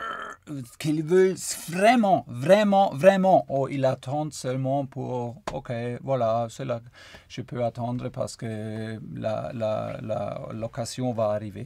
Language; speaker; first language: French; non-native, fluent; German